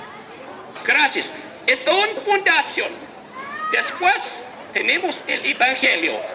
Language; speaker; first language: Spanish; non-native, learner; English